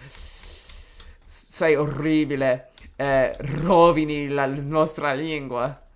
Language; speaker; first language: Italian; non-native, learner; English